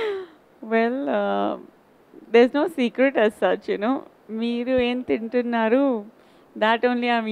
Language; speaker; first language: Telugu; non-native, learner; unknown